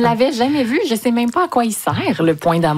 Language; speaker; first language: French; native; French